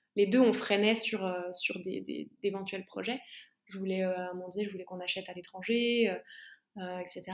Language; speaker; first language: French; native; French